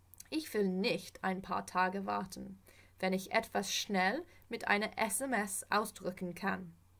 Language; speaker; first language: German; non-native, fluent; English